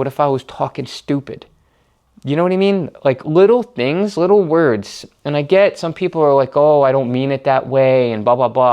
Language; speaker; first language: English; native; English